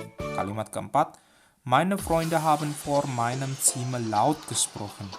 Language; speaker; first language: German; non-native, fluent; Indonesian